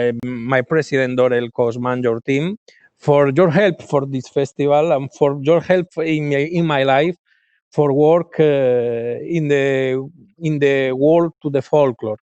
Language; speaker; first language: English; non-native, learner; Galician